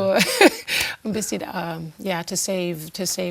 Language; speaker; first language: German; non-native, fluent; English